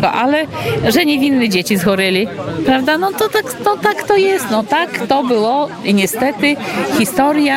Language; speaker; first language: Polish; non-native, local second language; Belarusian